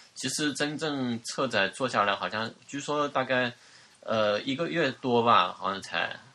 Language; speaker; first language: Chinese; native; Chinese